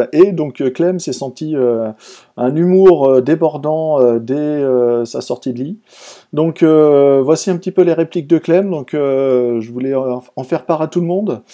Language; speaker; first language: French; native; French